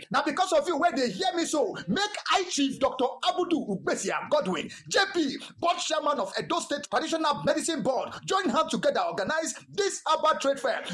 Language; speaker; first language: Nigerian Pidgin; non-native, local second language; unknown